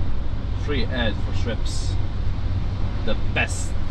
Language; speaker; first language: English; non-native, learner; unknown